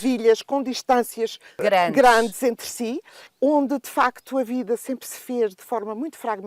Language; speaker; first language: Portuguese; native; Portuguese